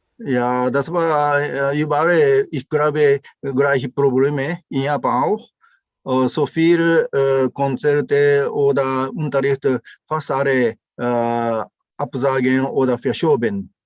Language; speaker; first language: German; non-native, learner; Japanese